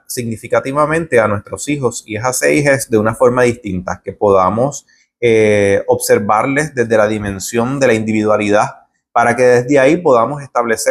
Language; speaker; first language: Spanish; native; Spanish